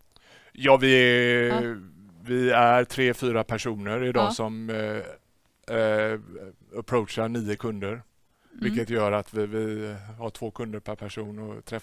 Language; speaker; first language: Swedish; native; Swedish